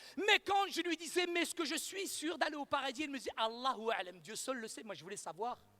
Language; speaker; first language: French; early bilingual, other home language; Arabic